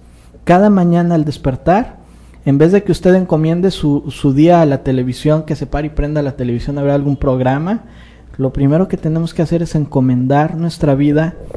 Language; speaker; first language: Spanish; native; Spanish